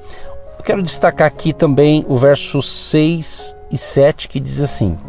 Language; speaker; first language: Portuguese; native; Portuguese